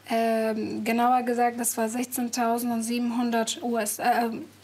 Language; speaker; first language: German; non-native, fluent; Persian